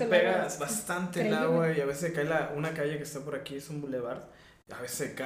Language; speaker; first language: Spanish; native; Spanish